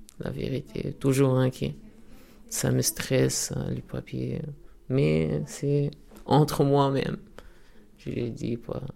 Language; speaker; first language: French; non-native, local second language; Arabic